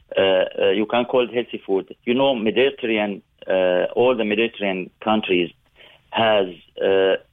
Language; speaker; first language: English; non-native, learner; Arabic